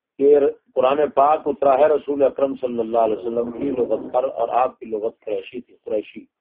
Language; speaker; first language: Urdu; non-native, local second language; Punjabi